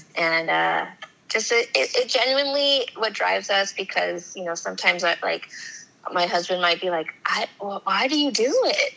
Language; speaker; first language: English; native; English